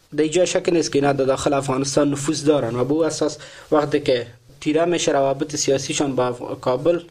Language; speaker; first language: Persian; native; Persian